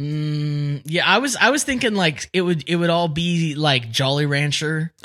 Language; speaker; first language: English; native; English